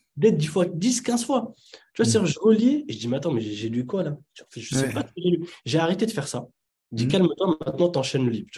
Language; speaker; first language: French; early bilingual, other home language; Arabic